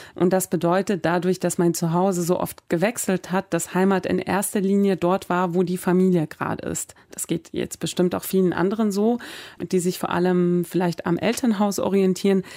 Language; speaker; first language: German; early bilingual, other home language; Persian